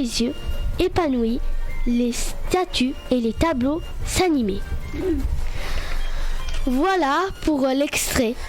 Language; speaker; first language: French; native; French